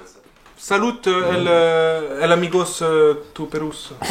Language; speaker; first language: Spanish; non-native, learner; French